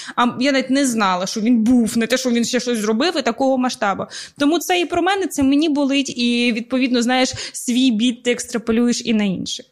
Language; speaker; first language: Ukrainian; non-native, local second language; Russian